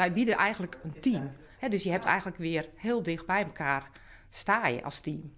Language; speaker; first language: Dutch; native; Dutch